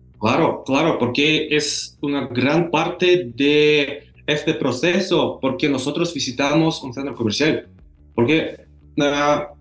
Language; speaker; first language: Spanish; non-native, learner; Russian